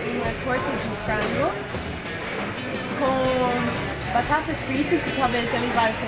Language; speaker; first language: Portuguese; non-native, fluent; English